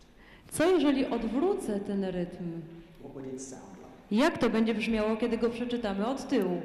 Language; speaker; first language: Polish; native; Polish